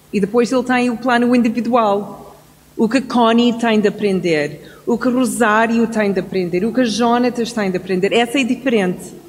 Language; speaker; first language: Portuguese; non-native, fluent; English